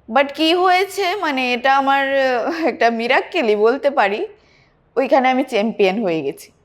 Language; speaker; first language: Bangla; native; Bangla